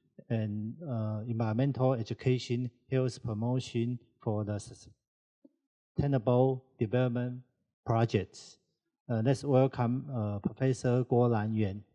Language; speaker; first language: English; non-native, learner; Chinese